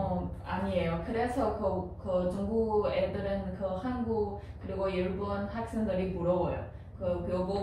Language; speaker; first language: Korean; non-native, fluent; Chinese